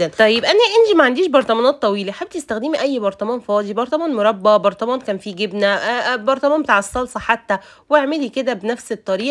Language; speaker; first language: Arabic; native; Arabic